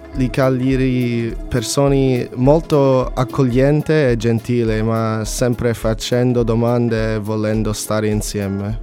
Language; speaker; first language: Italian; non-native, learner; English